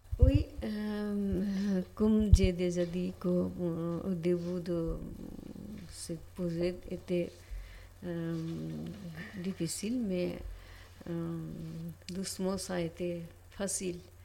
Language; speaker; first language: French; non-native, learner; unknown